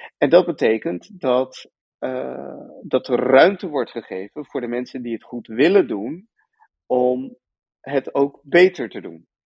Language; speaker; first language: Dutch; early bilingual, other home language; Persian